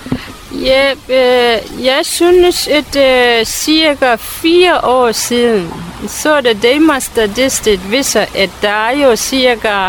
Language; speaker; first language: Danish; non-native, fluent; Burmese